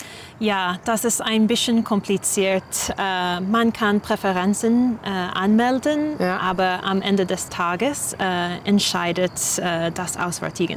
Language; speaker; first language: German; non-native, learner; English